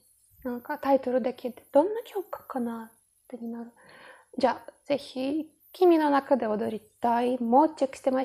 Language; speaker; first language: Japanese; non-native, learner; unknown